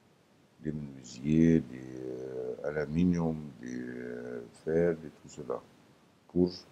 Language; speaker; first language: French; non-native, learner; Arabic